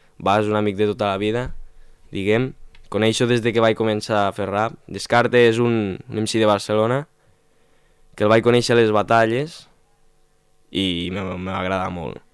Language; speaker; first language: Catalan; non-native, local second language; Spanish